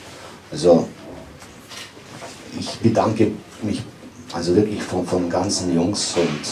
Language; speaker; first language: German; non-native, fluent; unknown